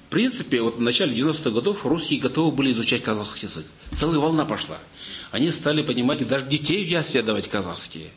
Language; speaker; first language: Russian; non-native, local second language; Kazakh